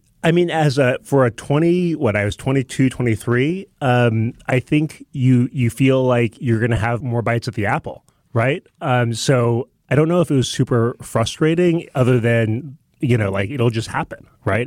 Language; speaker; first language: English; early bilingual, other home language; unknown